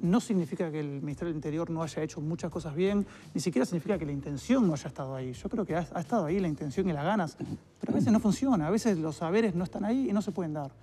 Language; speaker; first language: Spanish; native; Spanish